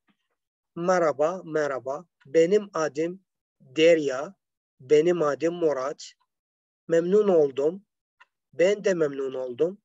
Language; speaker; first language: Turkish; non-native, fluent; Arabic